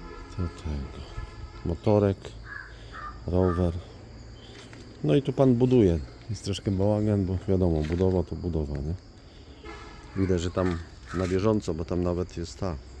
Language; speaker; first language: Polish; native; Polish